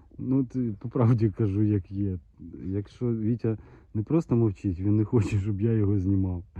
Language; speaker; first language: Ukrainian; non-native, local second language; Russian